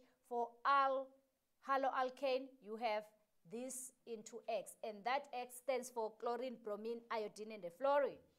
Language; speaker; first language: English; non-native, local second language; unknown